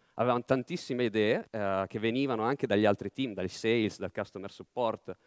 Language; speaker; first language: Italian; native; Italian